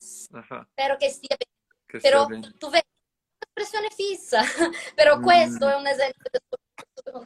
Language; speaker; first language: Italian; non-native, learner; Portuguese